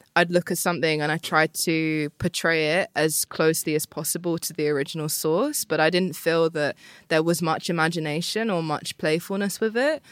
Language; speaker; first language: English; native; English